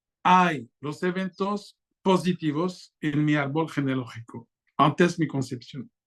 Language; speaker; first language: Spanish; non-native, fluent; French